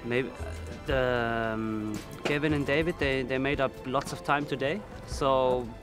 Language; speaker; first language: English; non-native, fluent; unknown